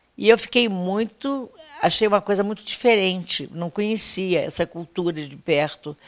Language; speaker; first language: Portuguese; native; Portuguese